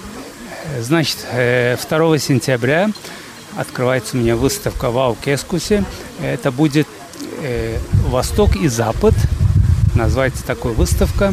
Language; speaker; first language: Russian; non-native, fluent; Azerbaijani